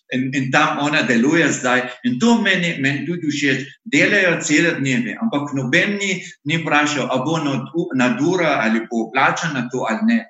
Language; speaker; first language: Slovenian; non-native, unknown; Arabic